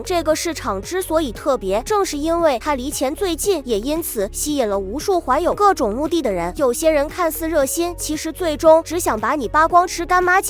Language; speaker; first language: Chinese; native; Chinese